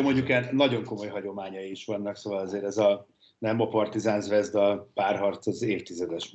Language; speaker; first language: Hungarian; native; Hungarian